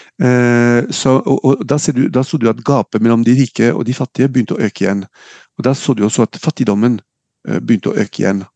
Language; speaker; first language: Norwegian; non-native, fluent; French